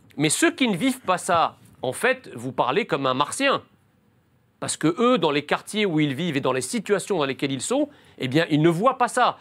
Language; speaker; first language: French; early bilingual, other home language; Arabic